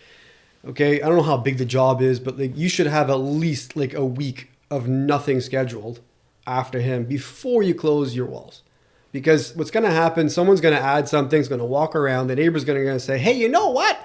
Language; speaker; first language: English; non-native, local second language; French